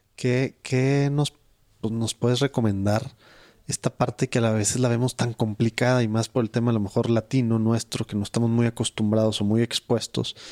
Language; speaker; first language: Spanish; native; Spanish